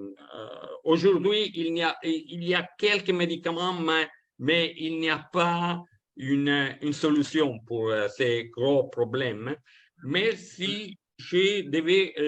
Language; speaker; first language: French; non-native, learner; Italian